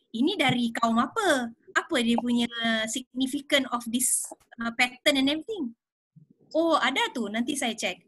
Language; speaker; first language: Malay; non-native, local second language; English